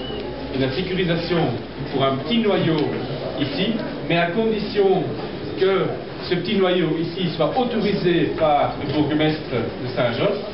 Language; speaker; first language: French; native; French